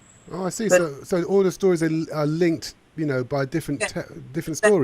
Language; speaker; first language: English; native; English